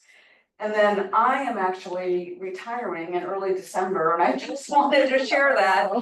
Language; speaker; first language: English; native; English